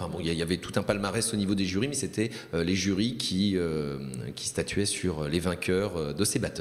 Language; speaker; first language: French; native; French